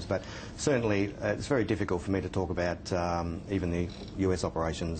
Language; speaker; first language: English; native; English